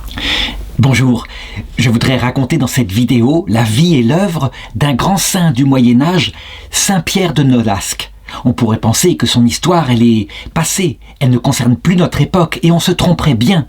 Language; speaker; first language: French; native; French